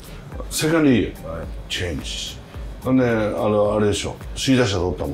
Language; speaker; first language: Japanese; native; Japanese